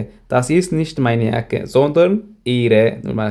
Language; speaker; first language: German; non-native, learner; Tigrinya